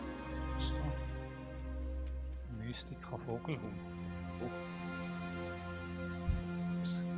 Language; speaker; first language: German; native; German